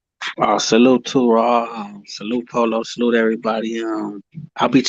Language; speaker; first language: English; native; English